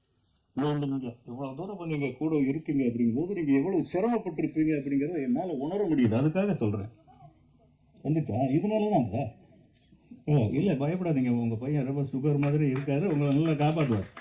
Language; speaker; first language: Tamil; native; Tamil